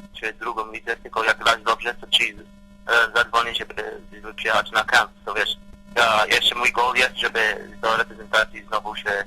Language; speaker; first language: Polish; early bilingual, heritage; Polish